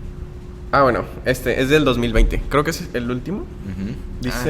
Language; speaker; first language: Spanish; native; Spanish